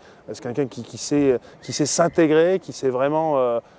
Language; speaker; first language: French; native; French